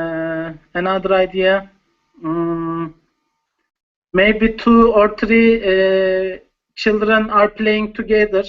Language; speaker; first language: English; non-native, learner; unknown